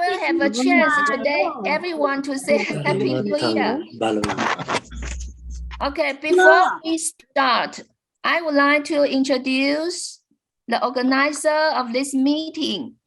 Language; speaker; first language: English; non-native, fluent; Chinese